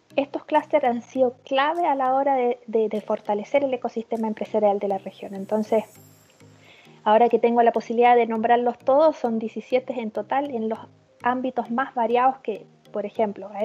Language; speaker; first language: Spanish; early bilingual, heritage; German